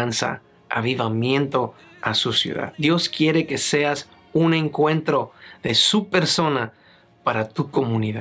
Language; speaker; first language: Spanish; native; Spanish